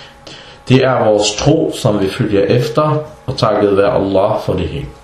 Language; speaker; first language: Danish; early bilingual, other home language; Arabic